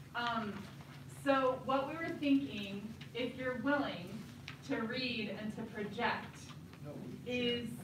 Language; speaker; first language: English; native; English